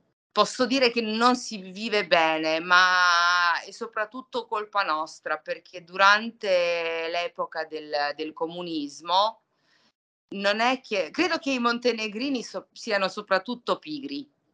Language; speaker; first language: Italian; non-native, fluent; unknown